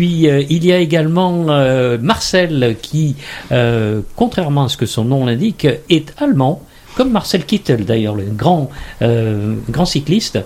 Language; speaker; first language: French; native; French